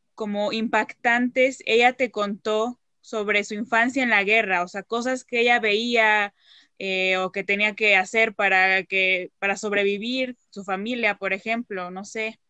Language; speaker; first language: Spanish; native; Spanish